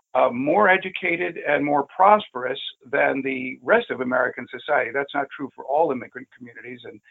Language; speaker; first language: English; native; English